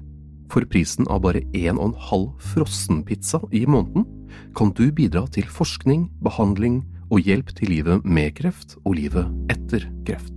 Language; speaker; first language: Norwegian; native; Norwegian